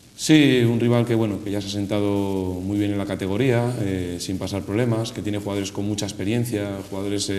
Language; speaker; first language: Spanish; native; Spanish